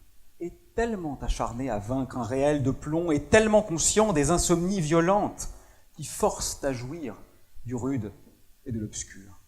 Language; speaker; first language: French; native; French